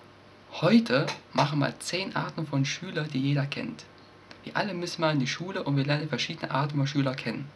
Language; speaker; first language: German; native; German